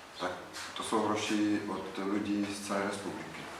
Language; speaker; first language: Czech; non-native, learner; Ukrainian